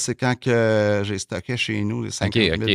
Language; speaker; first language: French; native; French